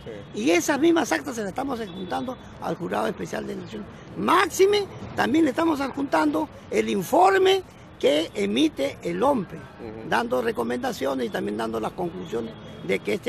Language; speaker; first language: Spanish; native; Spanish